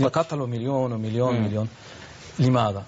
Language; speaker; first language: Arabic; non-native, learner; Spanish